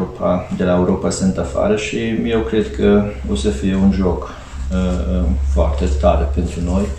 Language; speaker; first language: Romanian; non-native, fluent; Hungarian